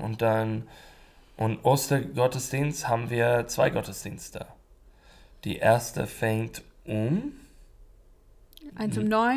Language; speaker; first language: German; non-native, learner; English